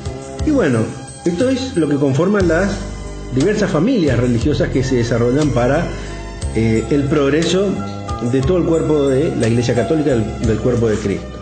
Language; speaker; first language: Spanish; native; Spanish